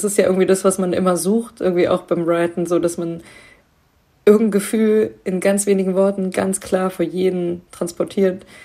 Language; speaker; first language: German; native; German